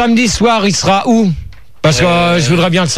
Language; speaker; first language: French; native; French